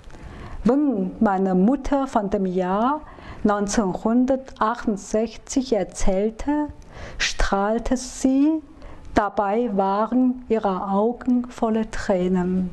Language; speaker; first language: German; non-native, fluent; Chinese